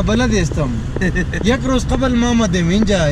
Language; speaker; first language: Persian; non-native, learner; Urdu